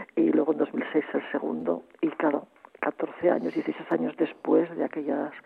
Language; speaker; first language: Spanish; native; Spanish